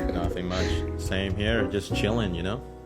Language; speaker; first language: English; non-native, fluent; Indonesian